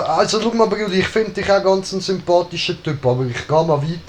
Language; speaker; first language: German; native; German